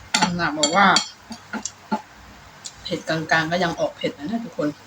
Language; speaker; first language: Thai; native; Thai